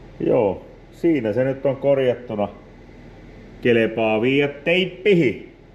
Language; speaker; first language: Finnish; native; Finnish